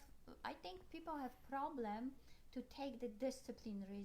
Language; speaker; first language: English; non-native, learner; Polish